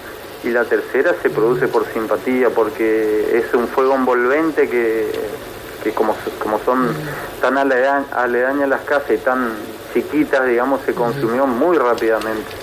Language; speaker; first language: Spanish; native; Spanish